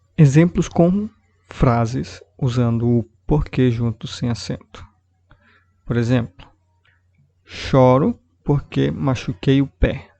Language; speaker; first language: Portuguese; native; Portuguese